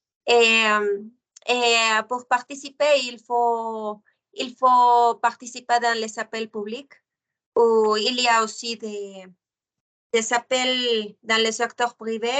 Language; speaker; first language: French; non-native, fluent; Spanish